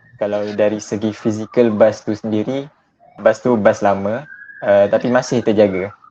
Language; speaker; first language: Malay; native; Malay